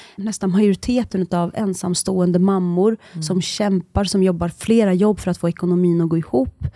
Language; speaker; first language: Swedish; early bilingual, other home language; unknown